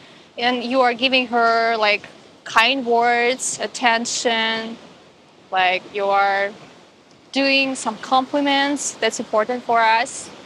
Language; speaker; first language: English; non-native, fluent; Russian